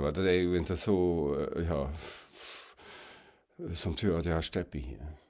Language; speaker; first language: Swedish; non-native, fluent; German